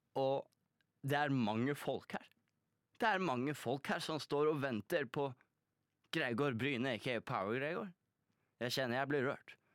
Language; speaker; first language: Norwegian; early bilingual, other home language; Polish